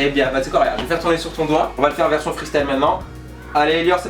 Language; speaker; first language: French; native; French